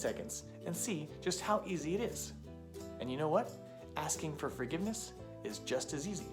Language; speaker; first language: English; native; English